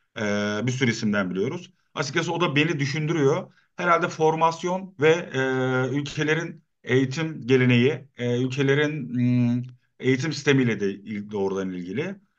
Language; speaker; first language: Turkish; native; Turkish